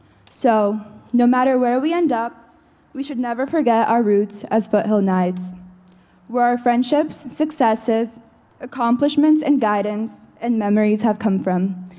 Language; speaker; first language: English; early bilingual, other home language; Spanish